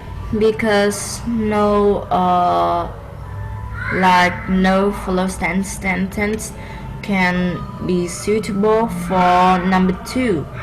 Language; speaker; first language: English; non-native, learner; Vietnamese